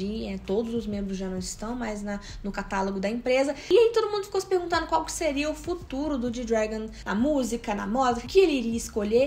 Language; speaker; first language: Portuguese; native; Portuguese